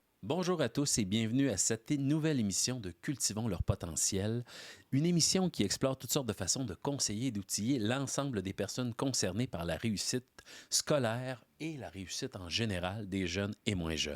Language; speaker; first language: French; native; French